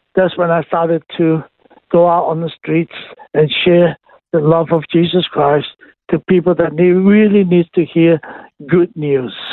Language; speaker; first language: English; non-native, local second language; Cantonese